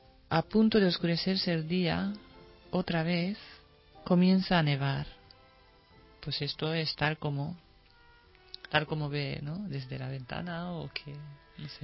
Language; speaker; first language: Spanish; non-native, fluent; Japanese